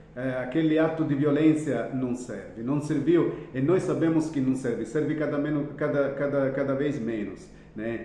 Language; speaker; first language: Portuguese; non-native, fluent; Italian